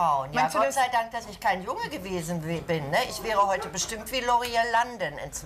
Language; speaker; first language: German; native; German